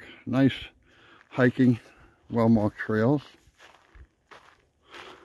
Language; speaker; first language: English; native; English